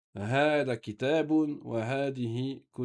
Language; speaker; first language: Arabic; non-native, fluent; French